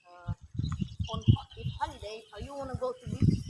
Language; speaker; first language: English; non-native, learner; Indonesian